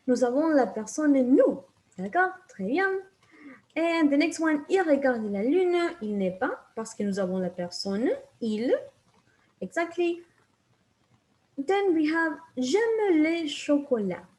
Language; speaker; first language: French; non-native, fluent; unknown